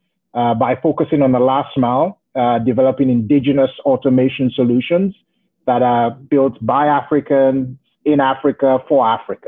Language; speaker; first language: English; non-native, local second language; Yoruba